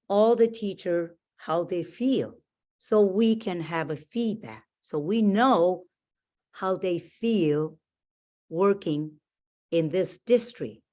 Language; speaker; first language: English; non-native, learner; Chinese